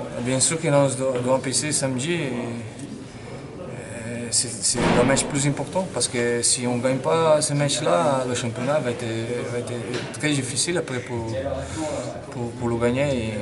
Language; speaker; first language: French; non-native, fluent; Portuguese